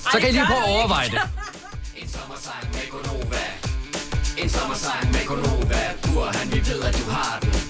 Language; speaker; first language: Danish; native; Danish